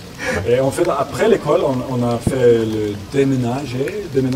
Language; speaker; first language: French; non-native, learner; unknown